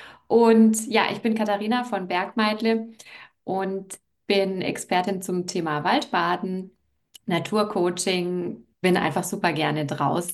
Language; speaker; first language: German; native; German